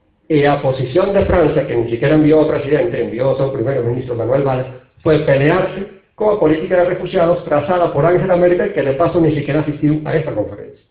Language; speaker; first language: Galician; non-native, local second language; Spanish